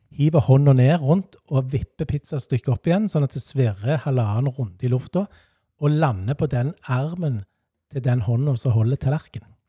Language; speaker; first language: Norwegian; native; Norwegian